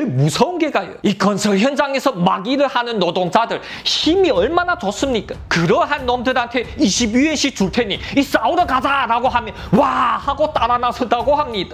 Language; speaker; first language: Korean; native; Korean